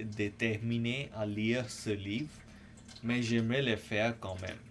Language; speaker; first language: French; non-native, fluent; English